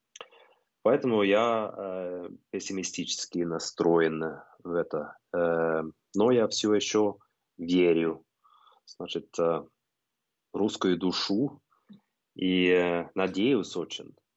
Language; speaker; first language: Russian; non-native, fluent; Norwegian